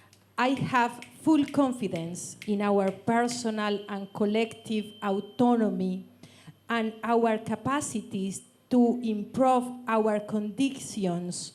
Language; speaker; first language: English; non-native, learner; Spanish